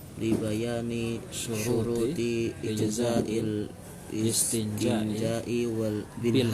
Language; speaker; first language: Arabic; non-native, learner; Indonesian